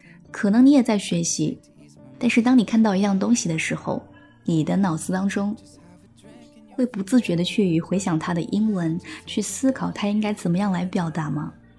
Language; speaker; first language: Chinese; native; Chinese